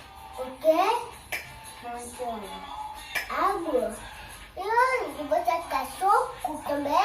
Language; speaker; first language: Portuguese; early bilingual, other home language; Haitian Creole